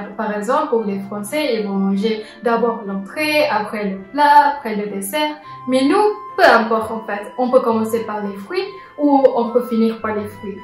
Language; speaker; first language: French; non-native, fluent; Malay